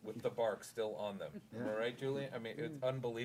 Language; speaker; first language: English; native; English